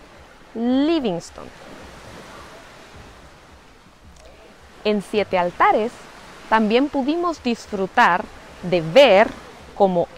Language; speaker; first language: Spanish; non-native, fluent; English